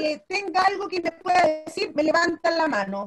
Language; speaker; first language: Spanish; native; Spanish